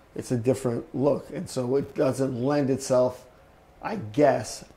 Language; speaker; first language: English; native; English